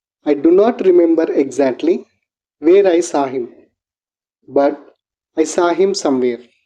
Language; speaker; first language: English; non-native, local second language; Telugu